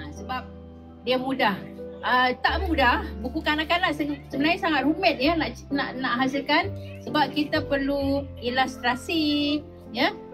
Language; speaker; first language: Malay; native; Malay